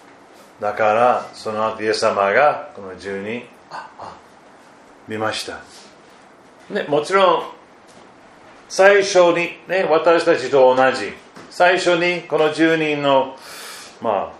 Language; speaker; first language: Japanese; non-native, fluent; German